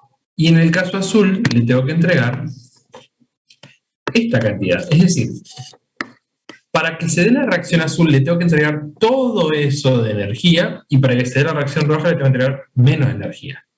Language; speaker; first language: Spanish; native; Spanish